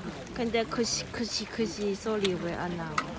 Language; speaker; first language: Korean; non-native, learner; Cantonese